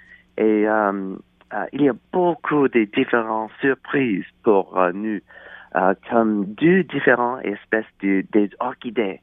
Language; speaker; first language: French; non-native, learner; English